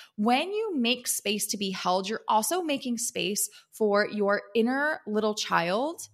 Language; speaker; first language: English; native; English